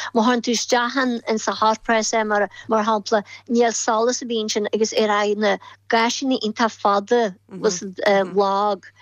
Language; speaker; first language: Irish; native; Irish